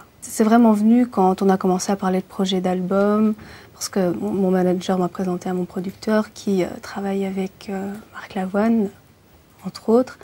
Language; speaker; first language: French; early bilingual, other home language; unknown